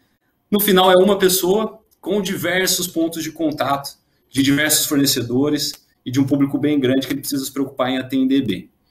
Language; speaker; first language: Portuguese; native; Portuguese